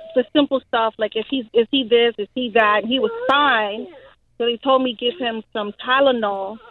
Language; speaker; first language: English; early bilingual, other home language; Haitian Creole